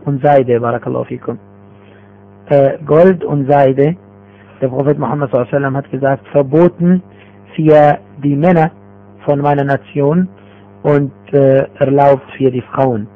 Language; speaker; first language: German; non-native, fluent; Arabic